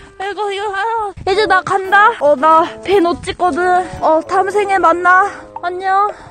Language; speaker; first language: Korean; non-native, fluent; Japanese